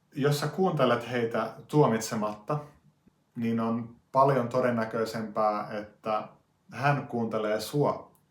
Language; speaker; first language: Finnish; native; Finnish